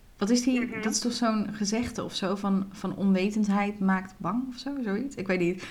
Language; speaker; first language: Dutch; native; Dutch